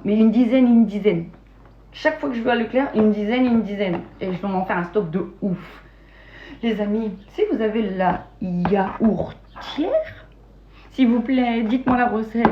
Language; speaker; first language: French; native; French